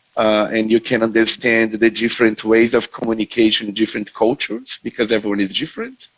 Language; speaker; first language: English; non-native, fluent; Portuguese